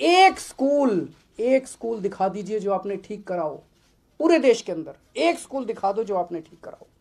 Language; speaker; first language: Hindi; native; Hindi